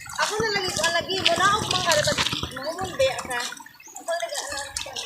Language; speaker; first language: Filipino; non-native, local second language; Cebuano